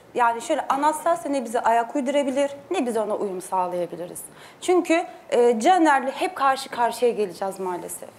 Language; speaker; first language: Turkish; native; Turkish